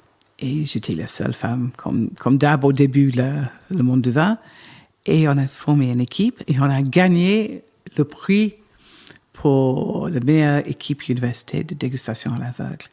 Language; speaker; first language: French; non-native, fluent; English